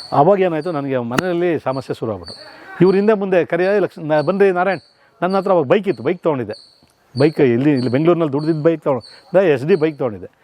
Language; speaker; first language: Kannada; native; Kannada